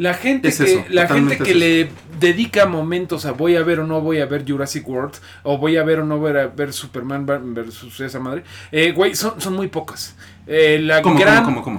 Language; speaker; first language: Spanish; native; Spanish